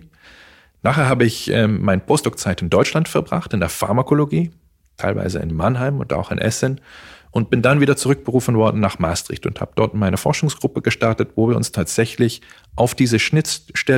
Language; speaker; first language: German; non-native, fluent; Dutch